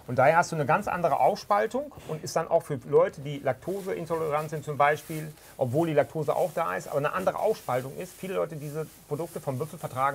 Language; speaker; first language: German; native; German